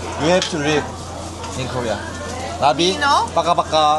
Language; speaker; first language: English; non-native, learner; Korean